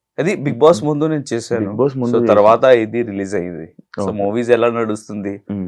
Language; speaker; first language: Telugu; non-native, learner; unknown